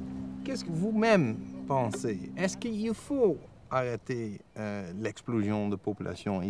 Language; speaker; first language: French; non-native, fluent; Dutch